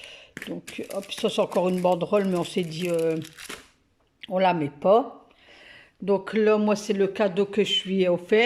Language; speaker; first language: French; native; French